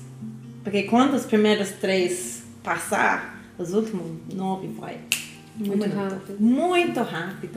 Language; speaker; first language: Portuguese; non-native, learner; English